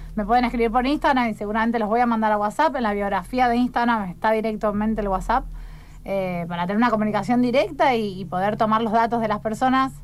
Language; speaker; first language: Spanish; native; Spanish